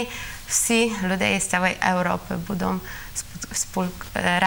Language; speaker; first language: Ukrainian; non-native, learner; Polish